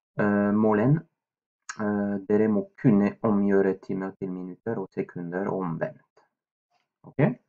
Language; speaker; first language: Norwegian; non-native, fluent; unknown